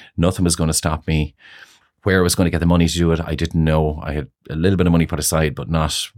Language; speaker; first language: English; native; English